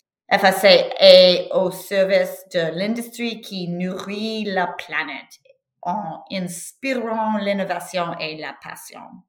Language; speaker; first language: French; non-native, learner; English